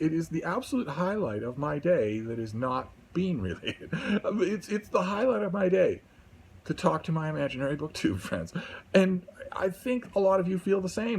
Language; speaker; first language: English; native; English